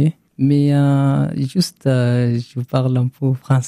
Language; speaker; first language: French; non-native, learner; Arabic